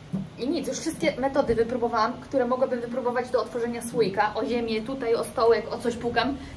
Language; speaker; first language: Polish; native; Polish